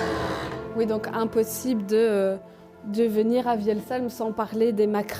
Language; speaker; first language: French; native; French